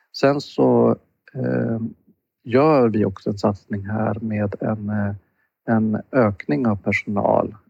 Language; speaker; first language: Swedish; native; Swedish